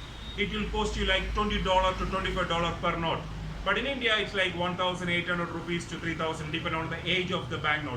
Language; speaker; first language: English; non-native, local second language; Malayalam